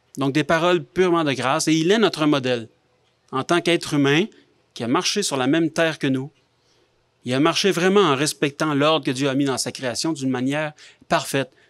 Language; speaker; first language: French; native; French